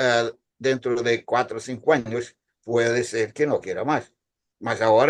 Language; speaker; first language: Spanish; non-native, fluent; Portuguese